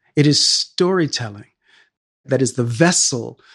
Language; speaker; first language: English; native; English